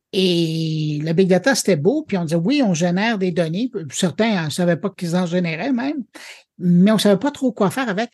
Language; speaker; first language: French; native; French